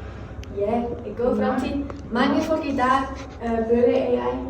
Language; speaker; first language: Danish; non-native, learner; Icelandic